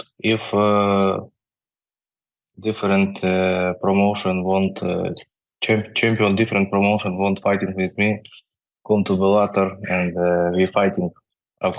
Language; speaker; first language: English; non-native, learner; Ukrainian